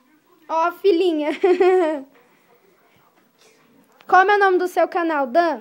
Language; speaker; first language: Portuguese; native; Portuguese